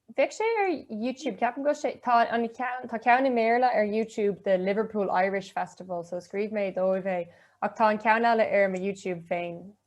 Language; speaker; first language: Irish; non-native, local second language; English